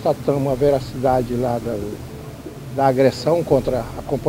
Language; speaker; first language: Portuguese; native; Portuguese